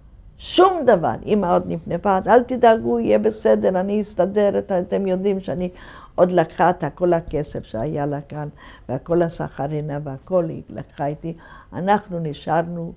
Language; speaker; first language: Hebrew; non-native, fluent; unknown